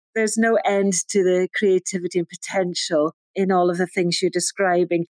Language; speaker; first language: English; native; English